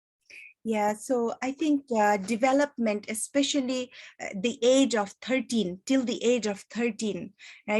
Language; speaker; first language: English; non-native, fluent; Nepali